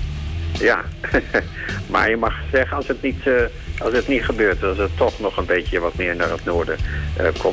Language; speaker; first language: Dutch; native; Dutch